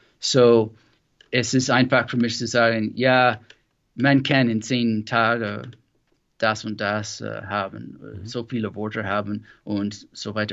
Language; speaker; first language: German; non-native, learner; English